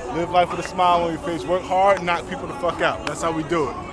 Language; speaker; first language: English; native; English